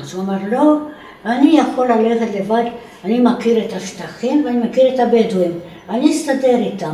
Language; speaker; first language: Hebrew; non-native, fluent; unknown